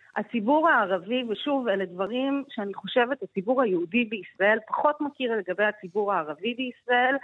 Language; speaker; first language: Hebrew; native; Hebrew